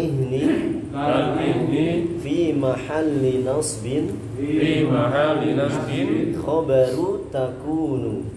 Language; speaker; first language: Arabic; non-native, fluent; Indonesian